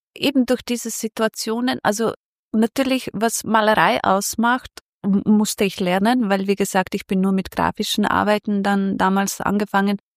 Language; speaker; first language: German; non-native, fluent; Bosnian